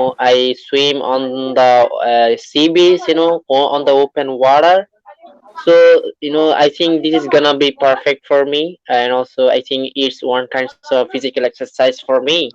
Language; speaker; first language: English; non-native, learner; Bangla